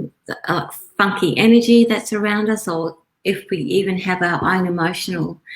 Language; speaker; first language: English; native; English